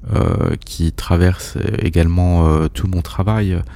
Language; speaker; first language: French; native; French